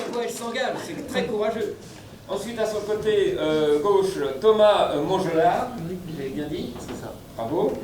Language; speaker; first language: French; native; French